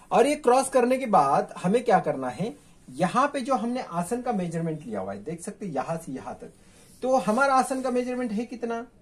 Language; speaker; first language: Hindi; non-native, local second language; Marathi